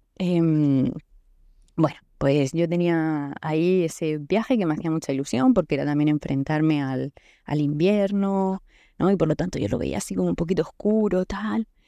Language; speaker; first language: Spanish; native; Spanish